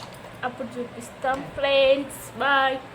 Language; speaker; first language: Telugu; native; Telugu